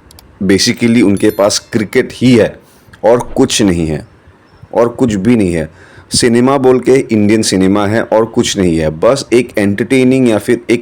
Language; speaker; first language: Hindi; non-native, local second language; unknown